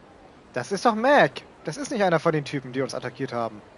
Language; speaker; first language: German; native; German